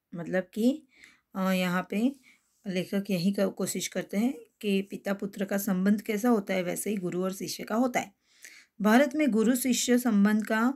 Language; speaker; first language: Hindi; non-native, local second language; Gujarati